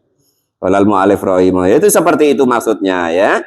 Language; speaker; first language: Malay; non-native, local second language; Javanese